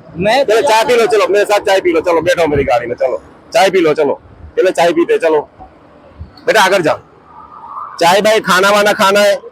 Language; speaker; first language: Hindi; non-native, local second language; Gujarati